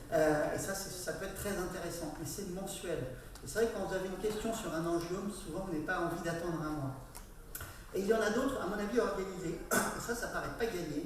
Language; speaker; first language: French; native; French